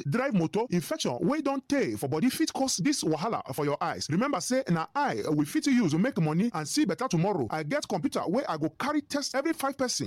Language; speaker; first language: Nigerian Pidgin; non-native, local second language; Igbo